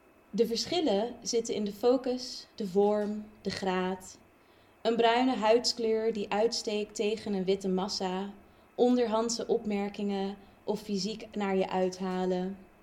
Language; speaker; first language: Dutch; non-native, local second language; Papiamento